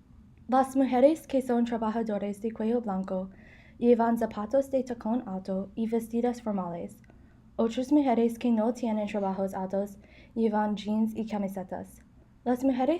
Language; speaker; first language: Spanish; non-native, learner; English